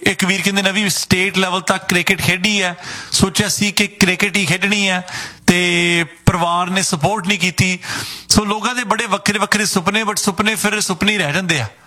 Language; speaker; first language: Punjabi; native; Punjabi